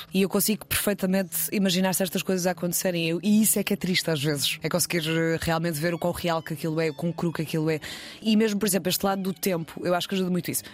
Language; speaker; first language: Portuguese; native; Portuguese